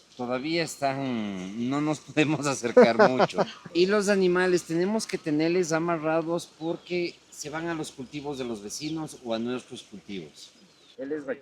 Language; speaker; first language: Spanish; native; Spanish